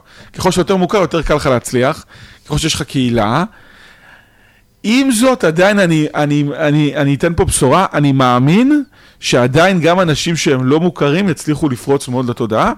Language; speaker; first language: Hebrew; native; Hebrew